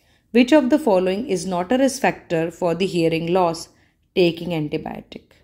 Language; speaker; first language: English; non-native, local second language; Hindi